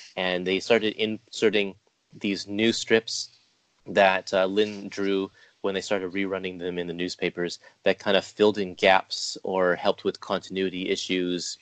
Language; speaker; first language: English; native; English